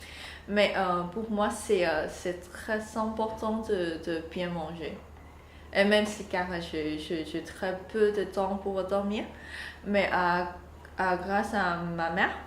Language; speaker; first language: French; non-native, learner; Chinese